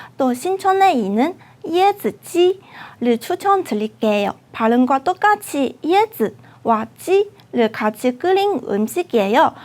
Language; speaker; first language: Korean; non-native, fluent; Chinese